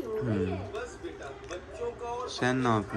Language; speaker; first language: Turkish; non-native, learner; Urdu